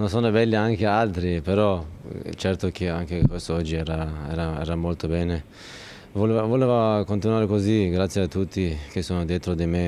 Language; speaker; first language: Italian; non-native, learner; Turkish